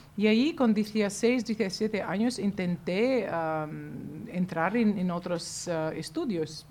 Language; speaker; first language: Spanish; non-native, fluent; Latvian